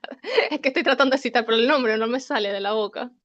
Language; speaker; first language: Spanish; native; Spanish